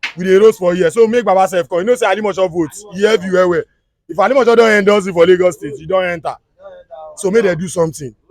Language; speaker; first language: Nigerian Pidgin; non-native, local second language; Yoruba